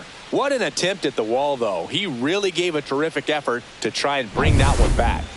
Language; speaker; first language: English; native; English